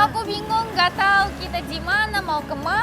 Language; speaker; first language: Indonesian; non-native, fluent; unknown